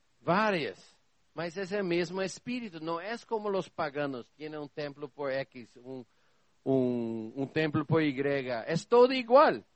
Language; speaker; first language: Spanish; non-native, learner; Portuguese